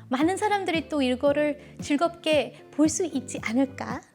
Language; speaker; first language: Korean; early bilingual, heritage; Korean